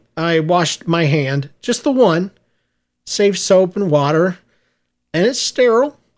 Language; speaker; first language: English; native; English